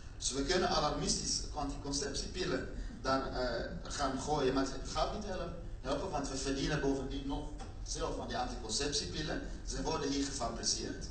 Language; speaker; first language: Dutch; non-native, fluent; Swahili